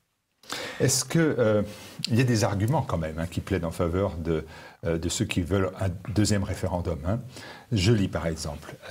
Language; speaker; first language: French; native; French